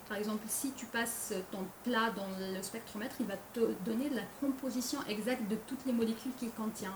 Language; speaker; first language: French; non-native, local second language; Arabic